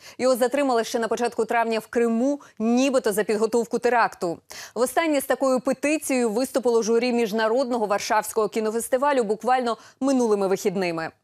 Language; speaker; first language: Ukrainian; native; Ukrainian